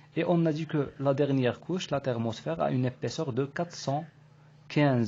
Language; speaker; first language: French; non-native, local second language; Arabic